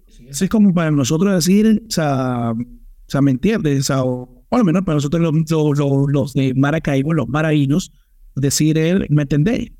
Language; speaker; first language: Spanish; native; Spanish